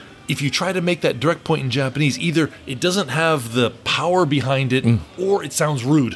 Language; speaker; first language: English; native; English